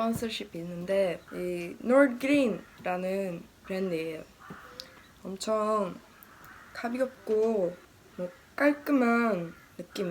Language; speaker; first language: Korean; non-native, learner; Swedish